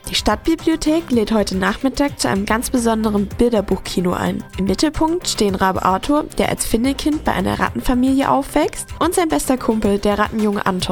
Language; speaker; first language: German; native; German